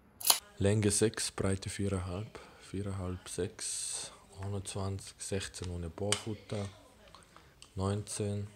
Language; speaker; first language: German; native; German